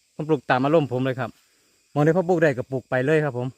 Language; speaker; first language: Thai; native; Thai